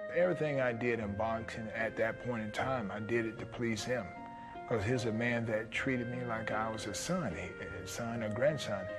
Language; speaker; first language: English; native; English